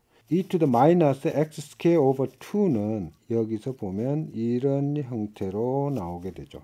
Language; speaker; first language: Korean; native; Korean